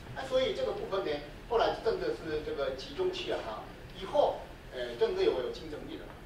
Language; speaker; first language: Chinese; non-native, fluent; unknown